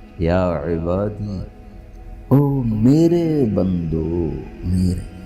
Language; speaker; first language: Urdu; non-native, local second language; Punjabi